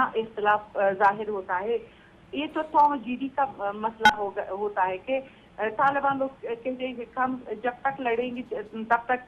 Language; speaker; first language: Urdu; non-native, fluent; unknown